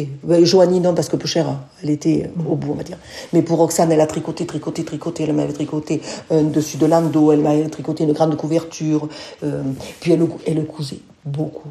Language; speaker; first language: French; native; French